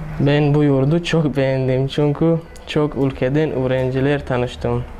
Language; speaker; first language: Turkish; non-native, learner; Tajik